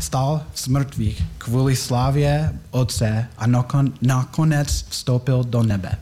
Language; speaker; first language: Czech; non-native, learner; English